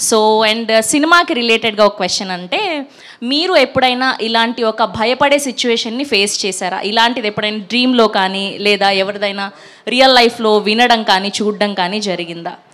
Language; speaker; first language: Telugu; native; Telugu